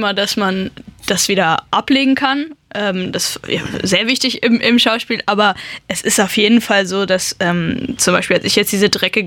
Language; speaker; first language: German; non-native, local second language; Luxembourgish